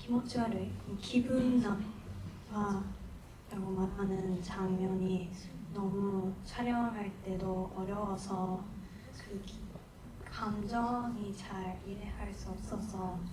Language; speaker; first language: Korean; non-native, learner; Japanese